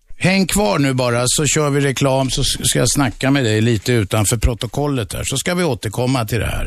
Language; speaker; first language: Swedish; native; Swedish